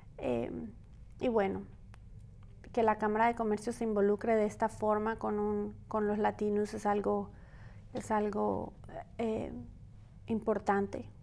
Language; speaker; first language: Spanish; native; Spanish